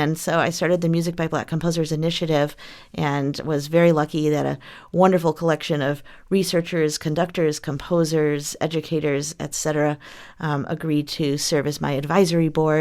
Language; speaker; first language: English; native; English